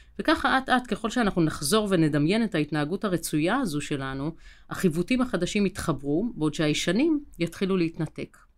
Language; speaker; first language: Hebrew; native; Hebrew